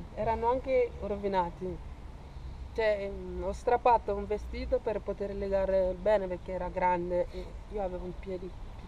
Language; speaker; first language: Italian; non-native, fluent; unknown